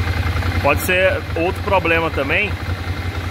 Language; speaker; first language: Portuguese; native; Portuguese